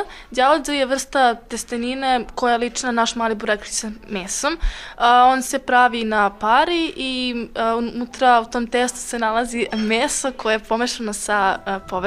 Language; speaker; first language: Serbian; native; Serbian